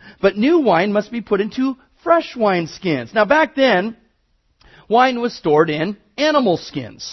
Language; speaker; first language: English; native; English